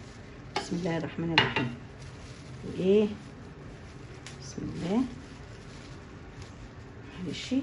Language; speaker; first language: Arabic; native; Arabic